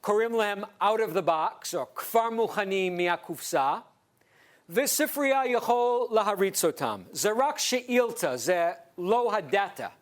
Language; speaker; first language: Hebrew; non-native, fluent; English